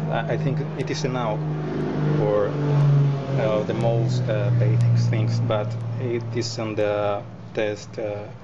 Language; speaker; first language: English; non-native, learner; Spanish